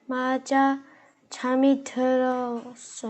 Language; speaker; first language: Korean; non-native, learner; English